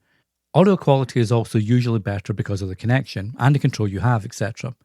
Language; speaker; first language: English; native; English